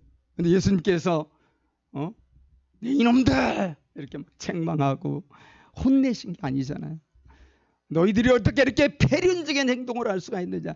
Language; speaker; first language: Korean; native; Korean